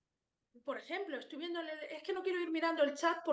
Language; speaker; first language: Spanish; native; Spanish